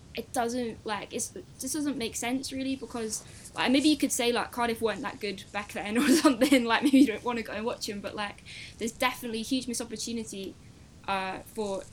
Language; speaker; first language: English; native; English